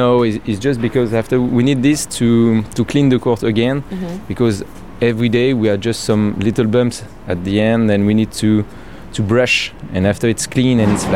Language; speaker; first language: English; non-native, learner; French